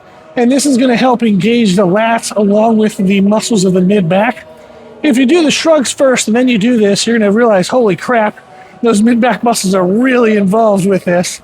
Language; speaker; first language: English; native; English